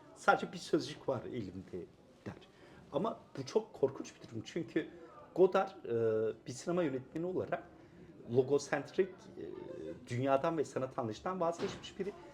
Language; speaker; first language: Turkish; non-native, local second language; Kurdish